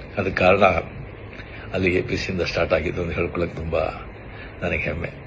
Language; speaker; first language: Kannada; non-native, local second language; Marathi